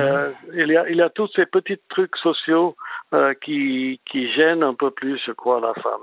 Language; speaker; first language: French; non-native, fluent; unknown